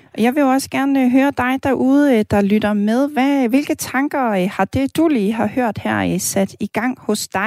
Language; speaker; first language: Danish; native; Danish